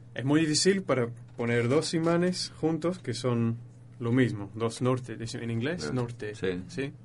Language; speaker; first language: Spanish; non-native, fluent; English